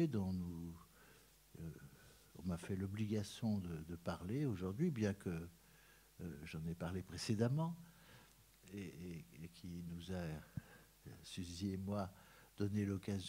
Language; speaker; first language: French; native; French